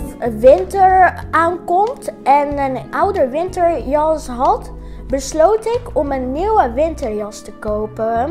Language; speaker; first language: Dutch; non-native, learner; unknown